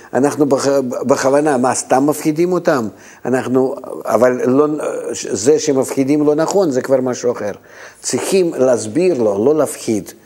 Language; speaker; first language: Hebrew; non-native, fluent; Russian